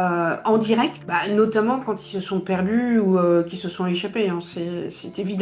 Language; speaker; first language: French; native; French